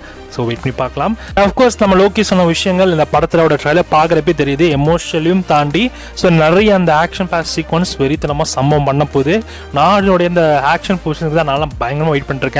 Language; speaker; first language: Tamil; native; Tamil